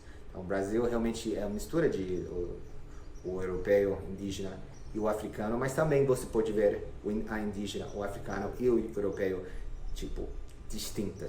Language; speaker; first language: Portuguese; non-native, fluent; English